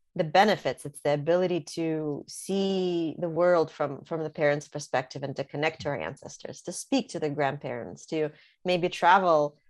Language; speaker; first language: English; early bilingual, other home language; Russian